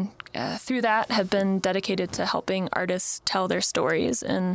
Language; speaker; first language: English; native; English